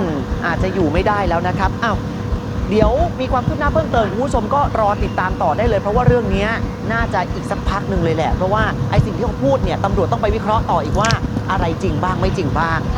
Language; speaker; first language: Thai; native; Thai